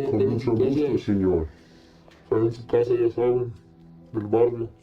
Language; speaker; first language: Spanish; native; Spanish